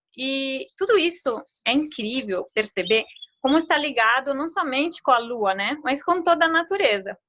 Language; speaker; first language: Portuguese; non-native, fluent; Italian